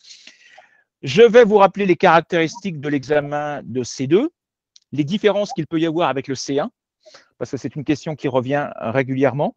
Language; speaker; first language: French; native; French